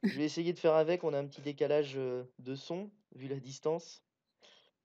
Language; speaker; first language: French; native; French